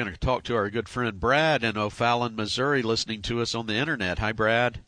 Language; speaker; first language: English; native; English